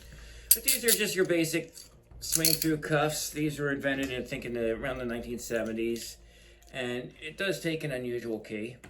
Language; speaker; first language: English; native; English